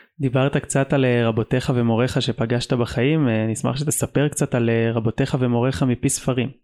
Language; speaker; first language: Hebrew; native; Hebrew